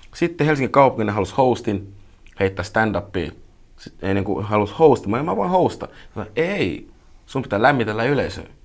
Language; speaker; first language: Finnish; early bilingual, other home language; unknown